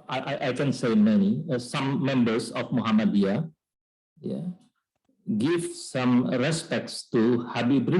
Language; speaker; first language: English; non-native, learner; Indonesian